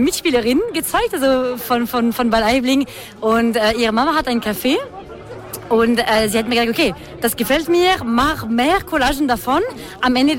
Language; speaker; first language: German; non-native, fluent; French